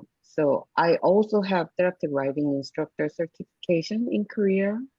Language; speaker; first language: English; non-native, learner; Korean